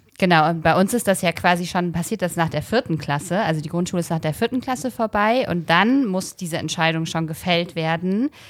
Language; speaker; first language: German; native; German